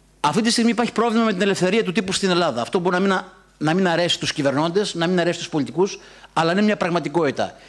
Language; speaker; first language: Greek; native; Greek